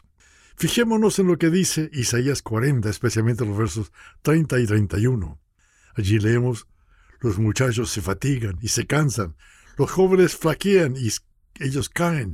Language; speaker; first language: Spanish; non-native, fluent; English